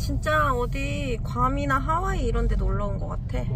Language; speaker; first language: Korean; native; Korean